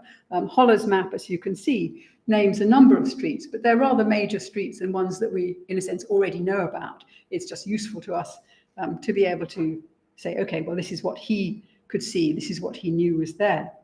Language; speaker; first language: English; native; English